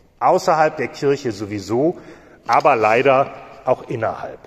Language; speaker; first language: German; native; German